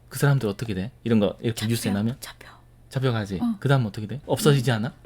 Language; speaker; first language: Korean; native; Korean